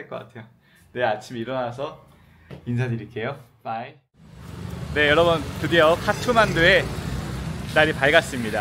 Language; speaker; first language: Korean; native; Korean